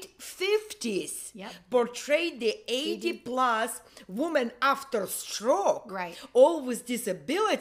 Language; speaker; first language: English; non-native, fluent; Russian